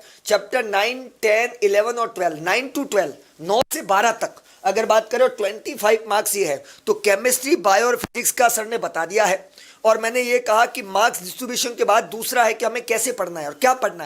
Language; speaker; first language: Hindi; native; Hindi